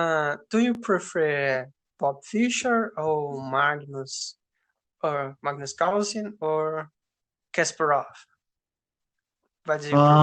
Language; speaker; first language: English; non-native, learner; Portuguese